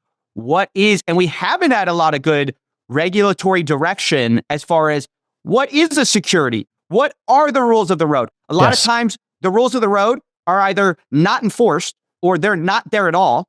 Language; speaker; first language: English; native; English